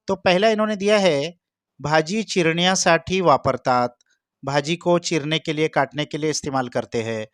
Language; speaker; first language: Hindi; non-native, local second language; Marathi